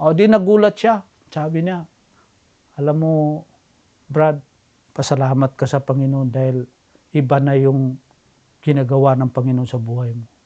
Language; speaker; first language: Filipino; non-native, local second language; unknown